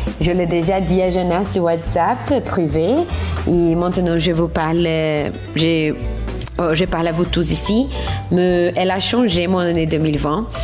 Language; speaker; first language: French; non-native, fluent; Portuguese